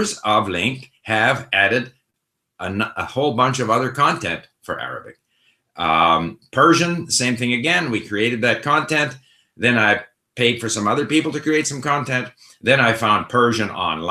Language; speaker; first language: English; non-native, fluent; Swedish